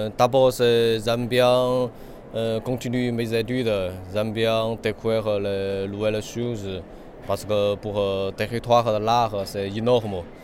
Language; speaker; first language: French; non-native, learner; Chinese